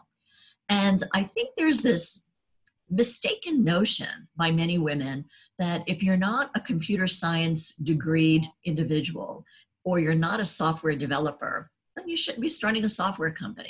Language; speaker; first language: English; native; English